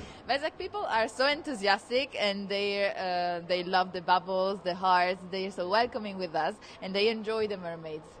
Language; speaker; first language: English; non-native, learner; Italian